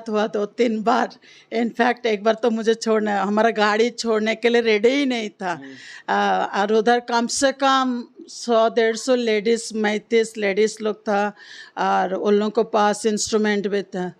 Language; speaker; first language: Hindi; non-native, local second language; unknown